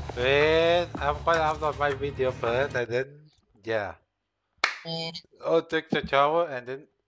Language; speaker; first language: English; non-native, learner; Thai